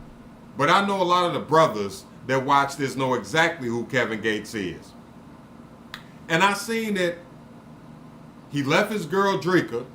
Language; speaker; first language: English; native; English